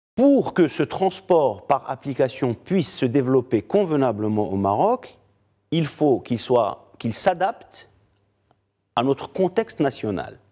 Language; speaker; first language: French; non-native, local second language; Arabic